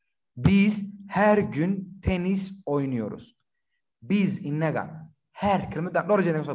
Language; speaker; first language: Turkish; non-native, fluent; Somali